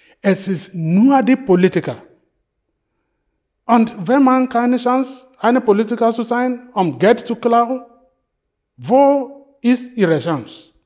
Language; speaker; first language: German; non-native, fluent; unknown